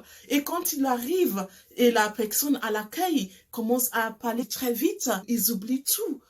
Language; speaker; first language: French; non-native, fluent; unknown